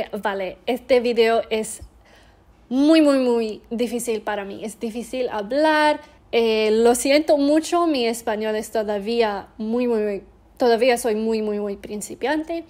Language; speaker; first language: Spanish; non-native, learner; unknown